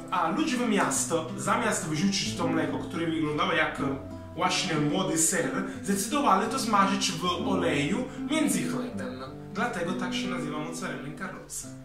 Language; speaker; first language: Polish; non-native, learner; Italian